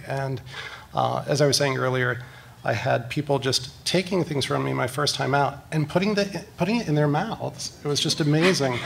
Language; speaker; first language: English; native; English